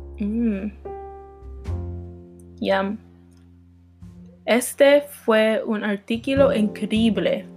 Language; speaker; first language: Spanish; non-native, learner; English